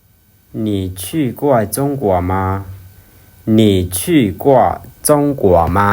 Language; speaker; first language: Chinese; non-native, fluent; Lao